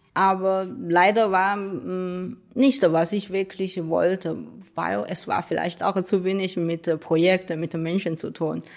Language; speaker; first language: German; non-native, fluent; Chinese